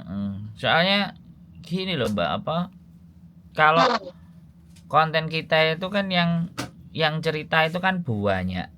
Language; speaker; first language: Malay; non-native, local second language; Javanese